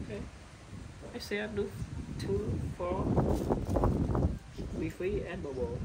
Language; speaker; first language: English; non-native, learner; Khmer